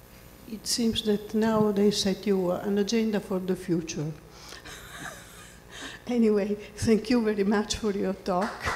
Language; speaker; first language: English; non-native, fluent; Italian